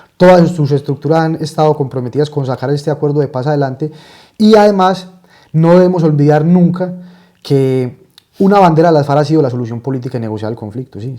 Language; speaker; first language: Spanish; native; Spanish